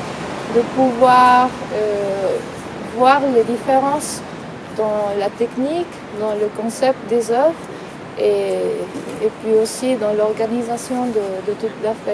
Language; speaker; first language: French; non-native, fluent; Spanish